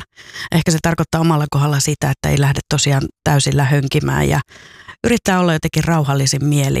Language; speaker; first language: Finnish; native; Finnish